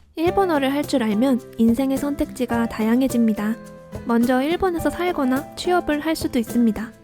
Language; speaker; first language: Korean; native; Korean